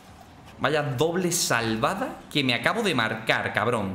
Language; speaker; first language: Spanish; native; Spanish